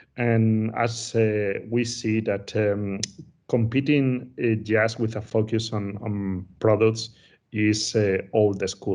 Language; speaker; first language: English; non-native, fluent; Spanish